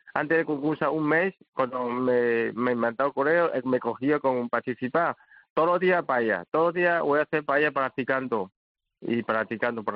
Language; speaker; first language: Spanish; non-native, learner; Chinese